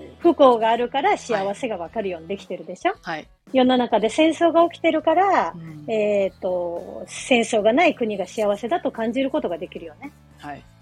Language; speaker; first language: Japanese; native; Japanese